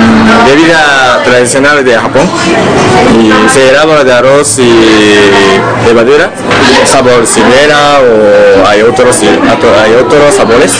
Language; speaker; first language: Spanish; non-native, learner; Japanese